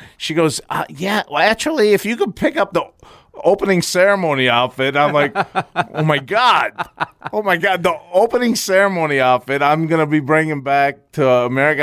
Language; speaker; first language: English; early bilingual, other home language; Armenian